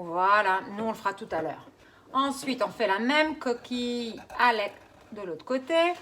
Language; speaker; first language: French; native; French